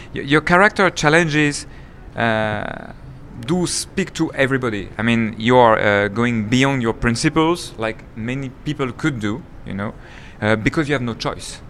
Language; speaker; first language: English; non-native, fluent; French